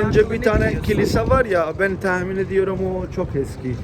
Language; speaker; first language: Turkish; non-native, learner; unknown